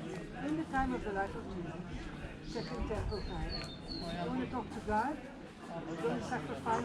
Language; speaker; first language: English; non-native, fluent; Hebrew